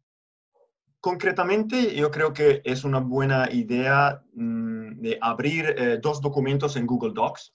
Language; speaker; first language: Spanish; non-native, fluent; Italian